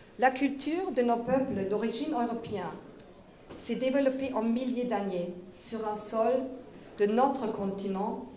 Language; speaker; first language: French; non-native, fluent; German